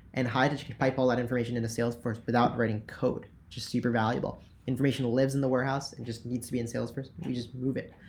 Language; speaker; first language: English; native; English